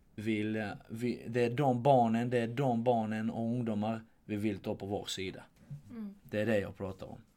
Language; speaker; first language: Swedish; non-native, fluent; Georgian